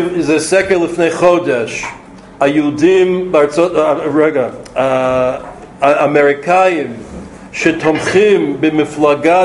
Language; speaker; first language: Hebrew; non-native, fluent; English